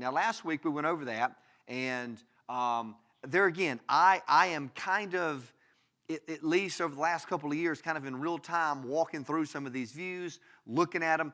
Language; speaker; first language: English; native; English